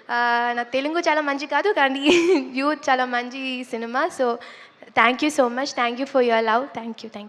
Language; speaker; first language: Telugu; non-native, learner; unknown